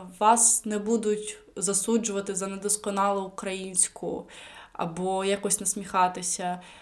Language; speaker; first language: Ukrainian; non-native, local second language; Russian